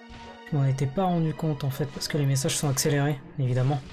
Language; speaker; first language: French; native; French